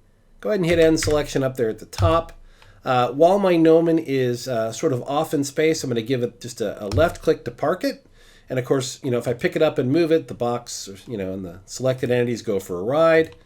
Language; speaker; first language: English; native; English